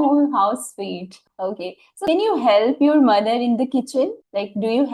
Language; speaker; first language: English; non-native, fluent; Hindi